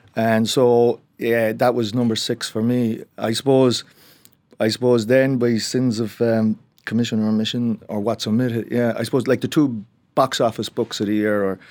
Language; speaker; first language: English; native; English